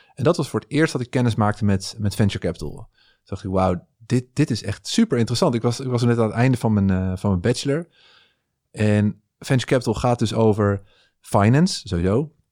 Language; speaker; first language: Dutch; native; Dutch